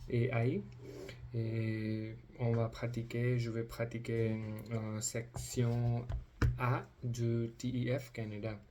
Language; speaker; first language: French; non-native, learner; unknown